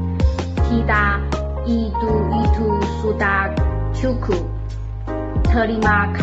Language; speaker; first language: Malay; non-native, learner; Chinese